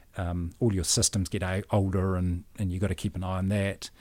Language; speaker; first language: English; native; English